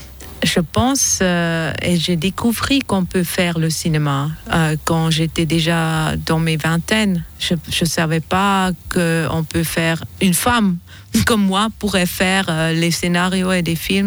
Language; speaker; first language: French; non-native, fluent; German